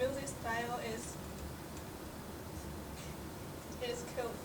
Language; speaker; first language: English; non-native, learner; Chinese